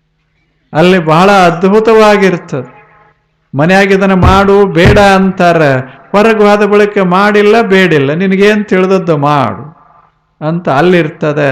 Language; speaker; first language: Kannada; native; Kannada